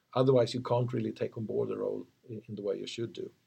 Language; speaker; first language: English; non-native, fluent; Swedish